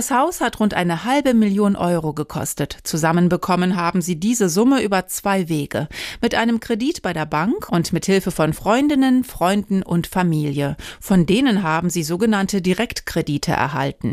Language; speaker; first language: German; native; German